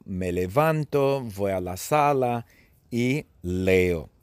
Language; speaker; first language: Spanish; non-native, fluent; English